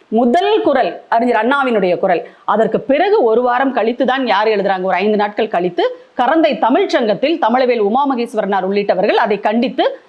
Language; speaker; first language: Tamil; native; Tamil